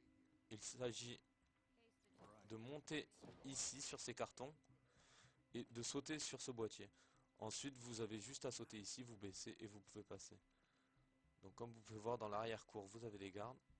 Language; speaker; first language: French; native; French